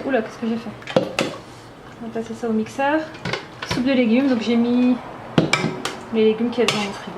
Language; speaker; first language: French; native; French